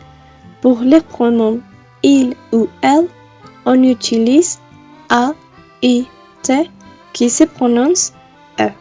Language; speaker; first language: French; non-native, learner; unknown